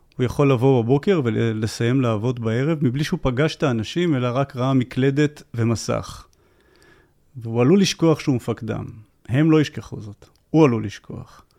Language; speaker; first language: Hebrew; native; Hebrew